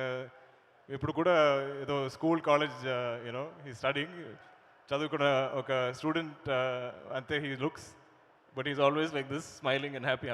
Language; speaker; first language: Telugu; non-native, learner; Malayalam